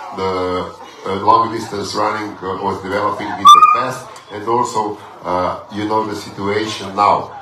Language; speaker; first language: English; non-native, fluent; Slovenian